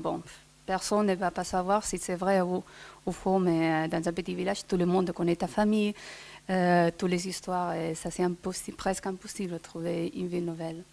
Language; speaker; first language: French; non-native, fluent; Spanish